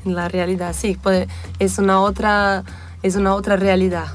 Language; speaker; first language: Spanish; non-native, fluent; Portuguese